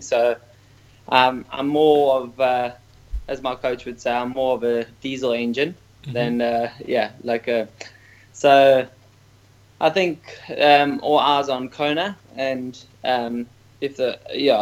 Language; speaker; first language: English; native; English